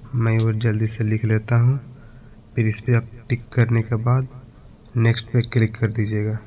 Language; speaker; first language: Hindi; native; Hindi